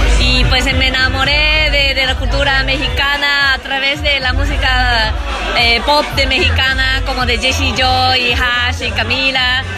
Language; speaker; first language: Spanish; non-native, learner; Japanese